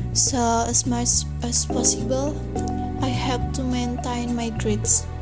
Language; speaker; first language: English; non-native, learner; Indonesian